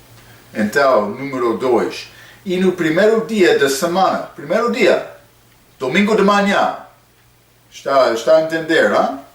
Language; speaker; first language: Portuguese; non-native, fluent; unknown